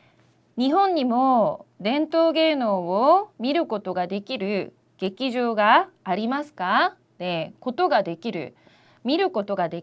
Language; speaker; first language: Japanese; non-native, fluent; Korean